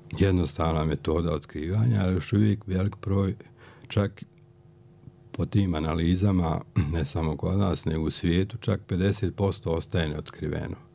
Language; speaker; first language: Croatian; native; Croatian